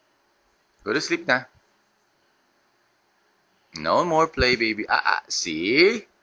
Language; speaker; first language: English; non-native, local second language; Filipino